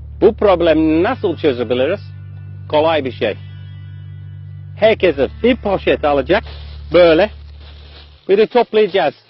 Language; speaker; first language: Turkish; non-native, fluent; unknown